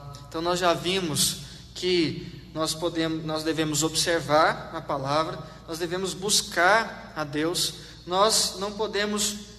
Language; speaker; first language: Portuguese; native; Portuguese